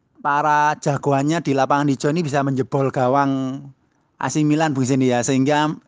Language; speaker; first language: Indonesian; native; Indonesian